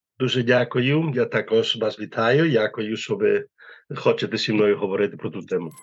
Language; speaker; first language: Ukrainian; non-native, learner; Spanish